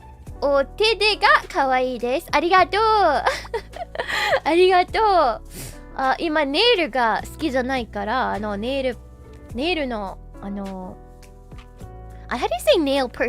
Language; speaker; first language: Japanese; non-native, learner; English